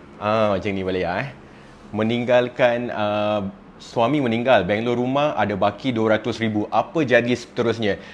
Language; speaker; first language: Malay; non-native, local second language; English